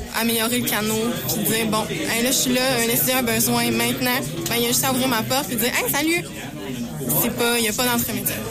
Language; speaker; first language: French; native; French